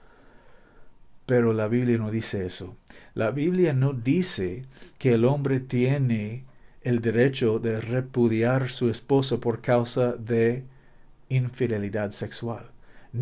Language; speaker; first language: Spanish; non-native, learner; English